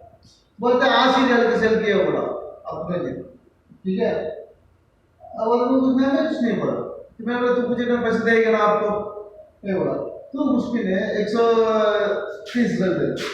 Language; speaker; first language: Hindi; non-native, learner; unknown